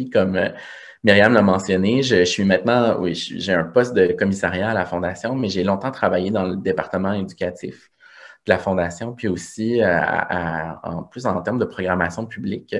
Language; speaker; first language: French; native; French